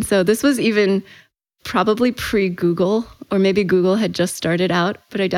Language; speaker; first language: English; early bilingual, other home language; Chinese